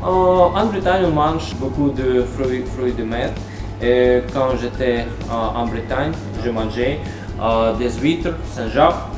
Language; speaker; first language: French; non-native, learner; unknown